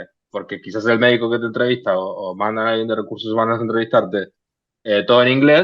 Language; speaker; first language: Spanish; native; Spanish